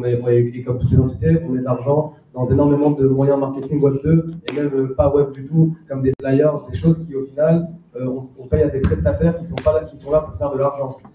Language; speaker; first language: French; native; French